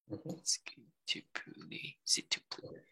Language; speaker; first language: French; non-native, learner; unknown